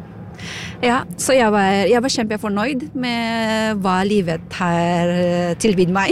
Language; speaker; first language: Norwegian; non-native, fluent; Filipino